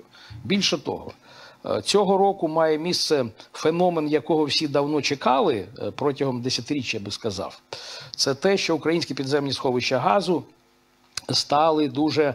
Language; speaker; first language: Ukrainian; native; Ukrainian